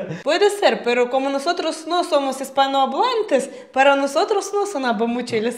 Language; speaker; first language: Spanish; non-native, fluent; Russian